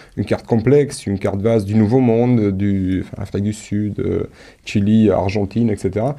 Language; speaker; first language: French; non-native, fluent; Romanian